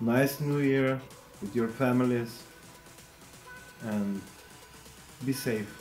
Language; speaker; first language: English; non-native, learner; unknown